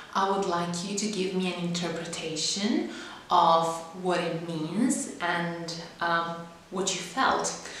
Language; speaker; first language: English; non-native, fluent; Italian